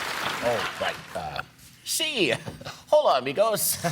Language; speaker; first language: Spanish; non-native, learner; English